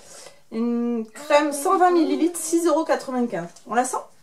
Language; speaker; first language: French; native; French